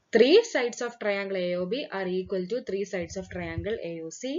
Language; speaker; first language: English; non-native, local second language; Malayalam